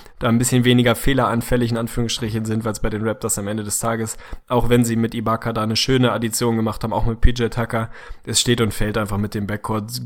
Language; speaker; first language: German; native; German